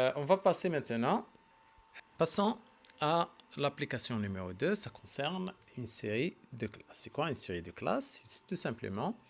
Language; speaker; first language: French; non-native, local second language; Arabic